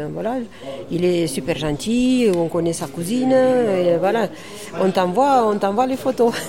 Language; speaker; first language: French; non-native, fluent; Romanian